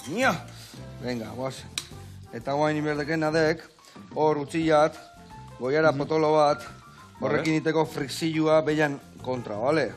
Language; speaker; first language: Basque; native; Basque